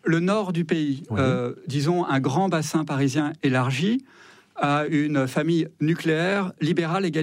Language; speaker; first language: French; native; French